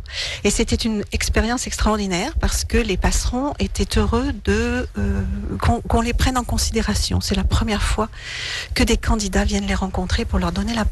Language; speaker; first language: French; native; French